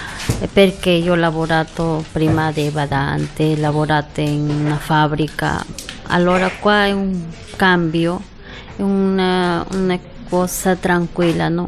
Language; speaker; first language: Italian; non-native, fluent; Spanish